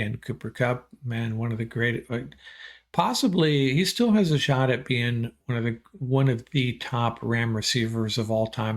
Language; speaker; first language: English; native; English